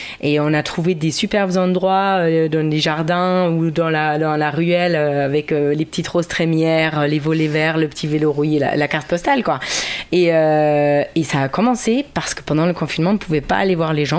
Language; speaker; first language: French; non-native, fluent; German